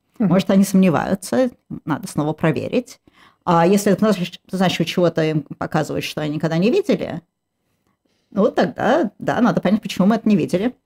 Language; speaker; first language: Russian; early bilingual, heritage; Russian